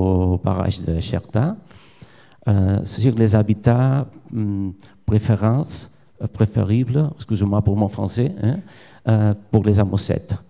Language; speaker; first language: French; non-native, learner; Catalan